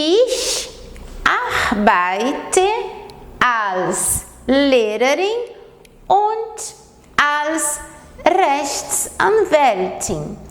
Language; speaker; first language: German; non-native, fluent; Portuguese